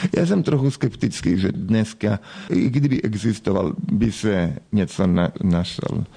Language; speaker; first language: Czech; early bilingual, heritage; Italian